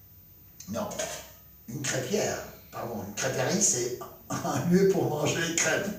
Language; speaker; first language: French; non-native, fluent; Spanish